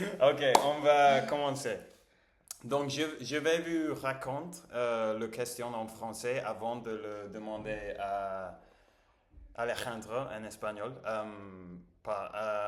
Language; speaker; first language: French; non-native, learner; English